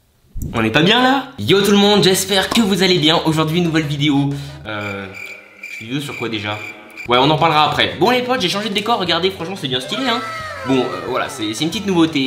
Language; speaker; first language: French; native; French